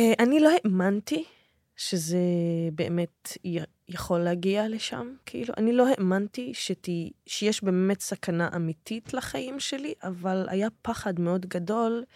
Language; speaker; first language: Hebrew; non-native, local second language; Arabic